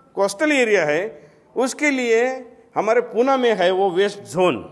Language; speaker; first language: Hindi; non-native, local second language; Marathi